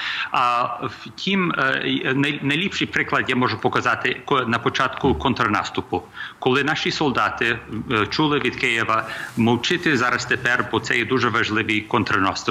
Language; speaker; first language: Ukrainian; early bilingual, heritage; Ukrainian